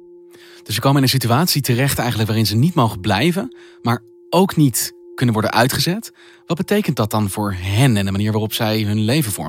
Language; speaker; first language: Dutch; native; Dutch